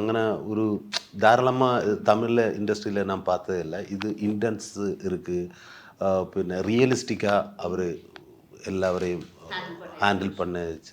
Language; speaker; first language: Tamil; non-native, learner; Malayalam